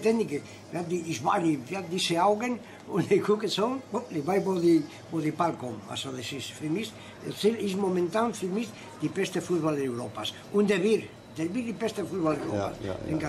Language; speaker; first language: German; non-native, fluent; Spanish